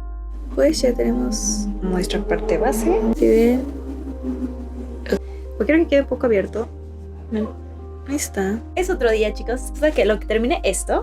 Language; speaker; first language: Spanish; native; Spanish